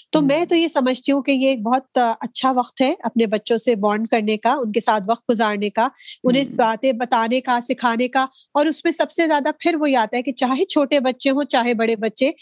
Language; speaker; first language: Urdu; native; Urdu